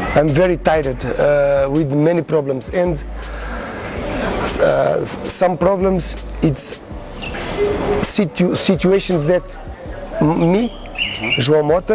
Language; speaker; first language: English; non-native, learner; Portuguese